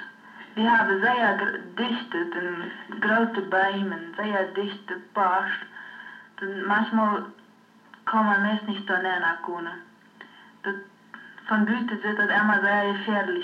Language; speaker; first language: German; non-native, learner; Low German